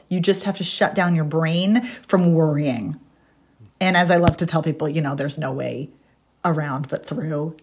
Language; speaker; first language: English; native; English